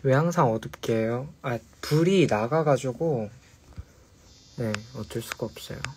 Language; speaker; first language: Korean; native; Korean